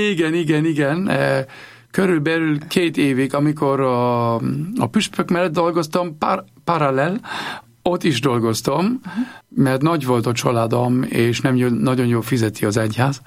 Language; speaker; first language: Hungarian; non-native, learner; German